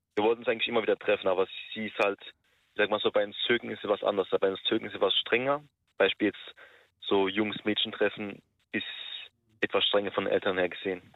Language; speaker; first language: German; early bilingual, other home language; Turkish